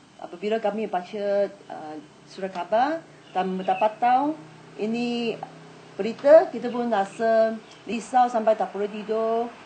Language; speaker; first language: Malay; non-native, local second language; Chinese